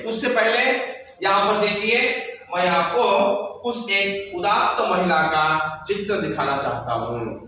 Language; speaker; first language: Hindi; non-native, local second language; Kannada